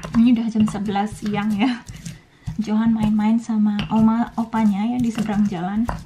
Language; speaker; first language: Indonesian; native; Indonesian